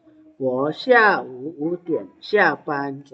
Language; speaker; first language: Chinese; non-native, fluent; Indonesian